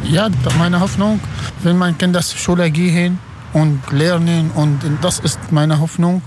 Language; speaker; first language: German; non-native, learner; Arabic